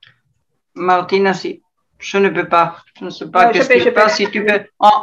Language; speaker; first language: French; non-native, learner; Spanish